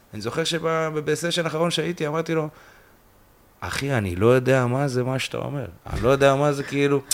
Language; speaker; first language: Hebrew; native; Hebrew